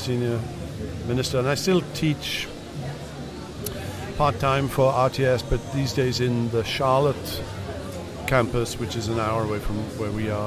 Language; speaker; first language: English; native; English